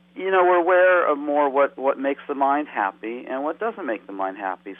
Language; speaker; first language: English; native; English